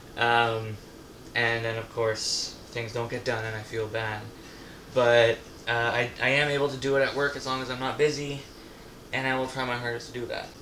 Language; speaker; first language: English; native; English